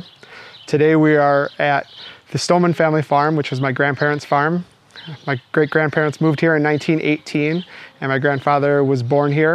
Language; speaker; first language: English; native; English